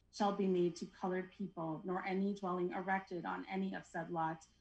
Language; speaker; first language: English; native; English